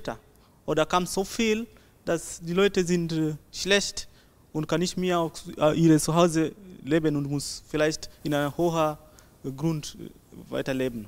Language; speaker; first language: German; non-native, learner; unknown